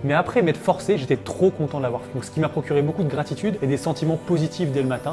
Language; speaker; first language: French; native; French